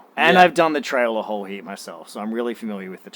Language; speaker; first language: English; native; English